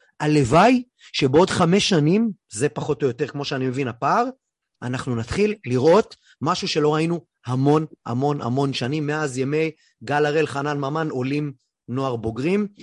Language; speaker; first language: Hebrew; native; Hebrew